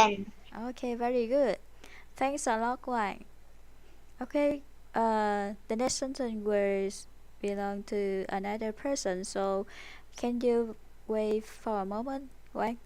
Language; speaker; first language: English; non-native, fluent; Vietnamese